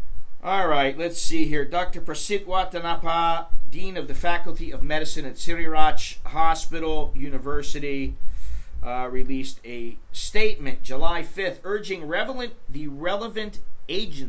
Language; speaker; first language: English; native; English